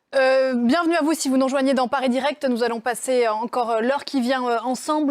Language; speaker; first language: French; native; French